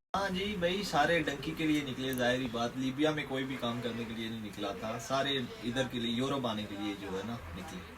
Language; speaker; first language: Urdu; non-native, local second language; Punjabi